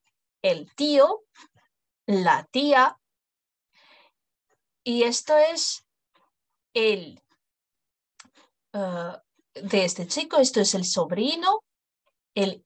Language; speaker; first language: Spanish; non-native, fluent; English